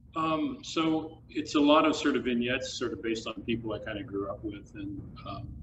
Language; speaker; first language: English; native; English